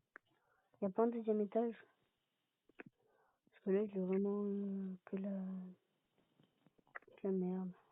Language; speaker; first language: French; native; French